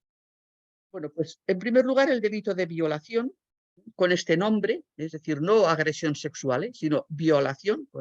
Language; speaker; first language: Spanish; native; Spanish